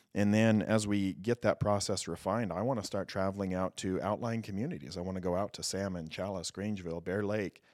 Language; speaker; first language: English; native; English